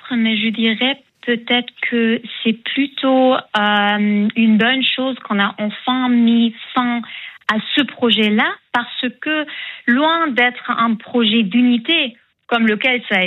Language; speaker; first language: French; non-native, fluent; German